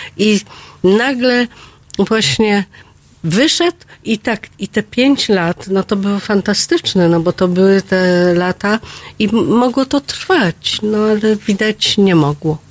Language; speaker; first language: Polish; native; Polish